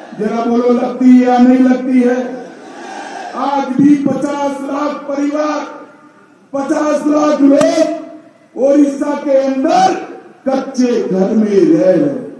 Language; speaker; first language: Hindi; non-native, local second language; Gujarati